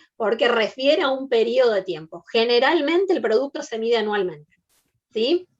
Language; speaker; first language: Spanish; native; Spanish